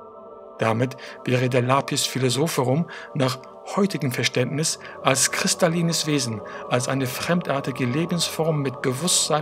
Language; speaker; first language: German; native; German